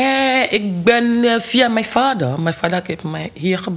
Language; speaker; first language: Dutch; non-native, learner; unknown